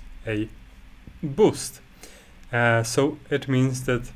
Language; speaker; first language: English; non-native, fluent; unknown